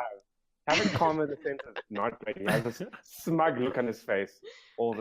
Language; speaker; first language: English; native; English